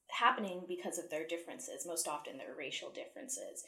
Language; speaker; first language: English; native; English